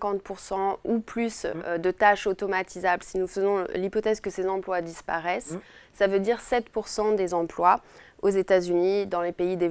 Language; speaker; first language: French; native; French